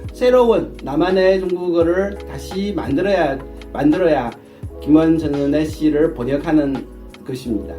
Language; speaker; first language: Korean; non-native, fluent; Chinese